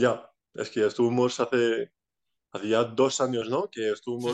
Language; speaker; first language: Spanish; non-native, fluent; Icelandic